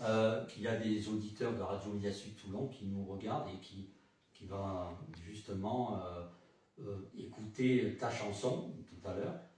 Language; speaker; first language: French; native; French